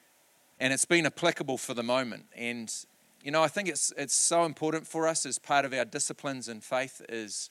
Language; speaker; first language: English; native; English